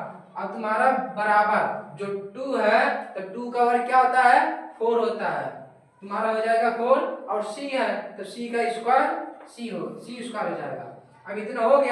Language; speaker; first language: Hindi; native; Hindi